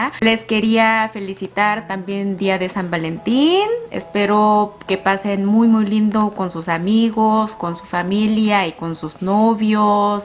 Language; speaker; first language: Spanish; non-native, learner; Korean